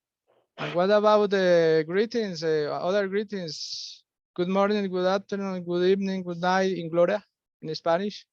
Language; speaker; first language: English; non-native, fluent; Spanish